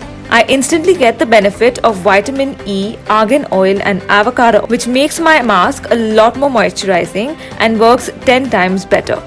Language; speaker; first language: English; non-native, local second language; Hindi